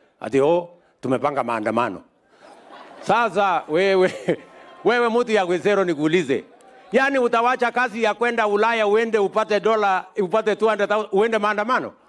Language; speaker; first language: Swahili; non-native, local second language; Kalenjin